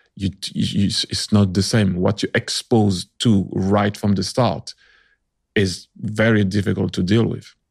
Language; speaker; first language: English; early bilingual, other home language; French